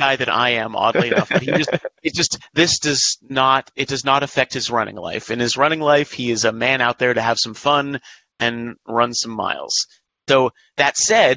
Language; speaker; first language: English; native; English